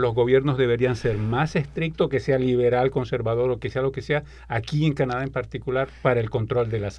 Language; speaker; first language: Spanish; native; Spanish